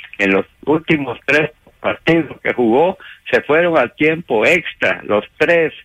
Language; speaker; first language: Spanish; native; Spanish